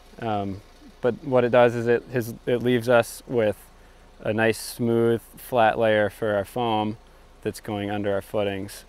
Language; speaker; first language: English; native; English